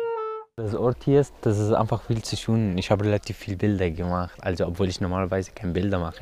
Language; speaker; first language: German; non-native, fluent; Arabic